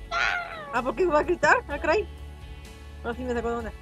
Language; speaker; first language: Spanish; native; Spanish